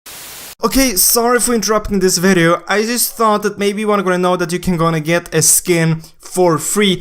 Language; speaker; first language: English; non-native, fluent; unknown